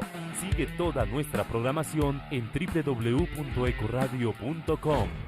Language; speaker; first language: Spanish; native; Spanish